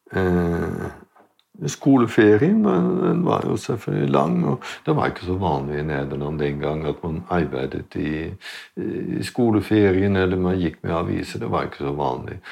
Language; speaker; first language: Norwegian; non-native, fluent; Dutch